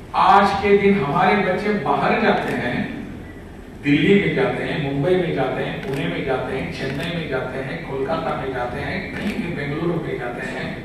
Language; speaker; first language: Hindi; non-native, local second language; Konkani